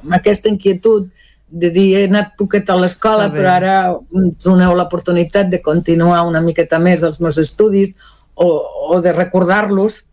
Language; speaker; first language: Catalan; non-native, local second language; Spanish